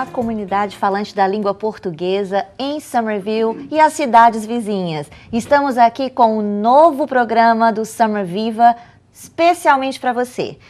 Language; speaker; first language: Portuguese; native; Portuguese